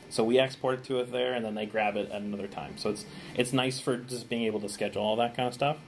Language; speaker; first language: English; native; English